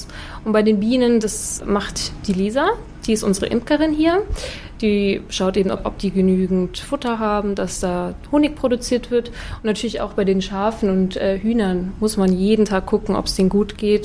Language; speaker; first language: German; native; German